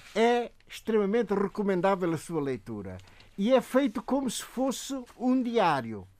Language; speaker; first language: Portuguese; non-native, local second language; Upper Guinea Crioulo